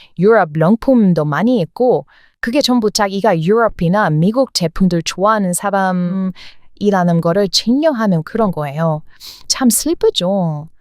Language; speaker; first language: Korean; non-native, fluent; English